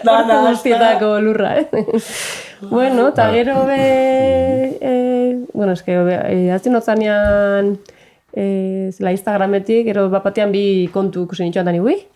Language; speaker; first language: Basque; native; Basque